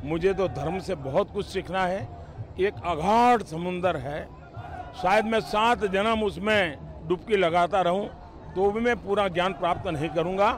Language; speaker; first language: Hindi; non-native, local second language; Gujarati